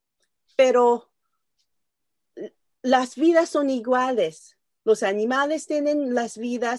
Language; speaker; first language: Spanish; non-native, learner; Japanese